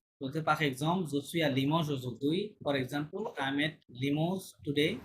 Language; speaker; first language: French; non-native, fluent; Bangla